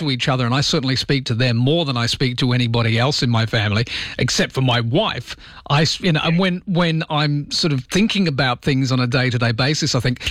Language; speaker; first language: English; native; English